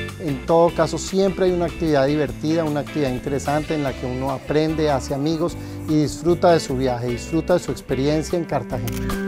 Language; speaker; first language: Spanish; native; Spanish